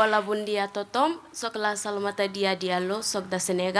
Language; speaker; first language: Catalan; non-native, learner; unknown